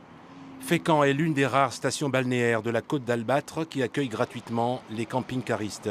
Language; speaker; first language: French; native; French